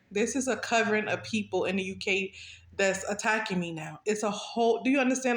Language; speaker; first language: English; native; English